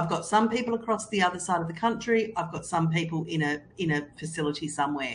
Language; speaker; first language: English; native; English